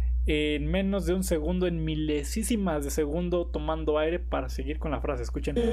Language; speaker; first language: Spanish; native; Spanish